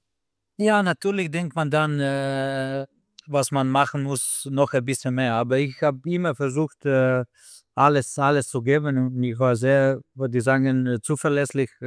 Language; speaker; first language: German; non-native, fluent; Slovenian